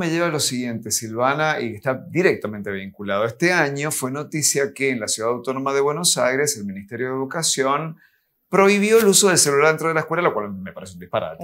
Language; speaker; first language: Spanish; native; Spanish